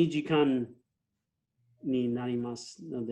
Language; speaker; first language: Japanese; non-native, fluent; English